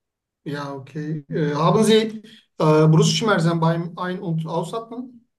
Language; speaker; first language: German; non-native, learner; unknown